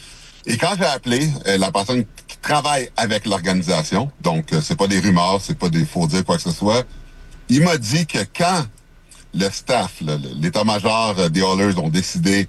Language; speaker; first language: French; native; French